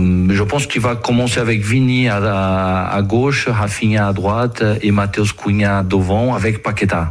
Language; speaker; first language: French; non-native, fluent; Portuguese